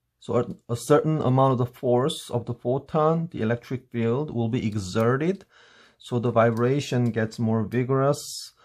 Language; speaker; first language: English; non-native, fluent; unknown